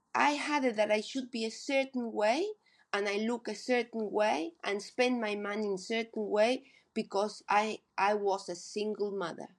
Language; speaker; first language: English; non-native, fluent; Spanish